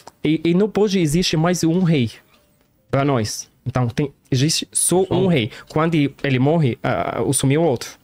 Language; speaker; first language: Portuguese; non-native, learner; Arabic